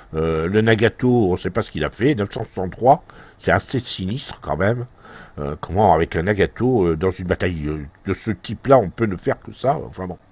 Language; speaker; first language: French; native; French